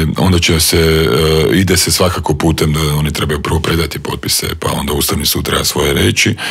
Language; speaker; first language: Croatian; native; Croatian